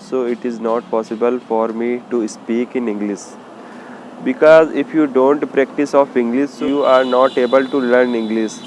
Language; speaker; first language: English; non-native, learner; Hindi